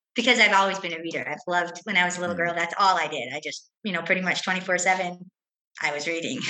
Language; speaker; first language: English; native; English